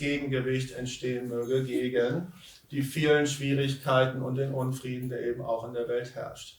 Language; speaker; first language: German; native; German